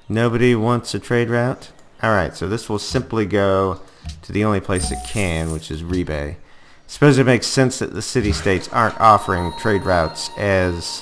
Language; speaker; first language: English; native; English